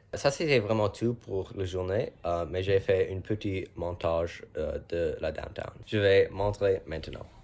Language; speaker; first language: French; non-native, learner; English